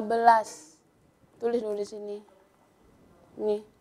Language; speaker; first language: Indonesian; native; Indonesian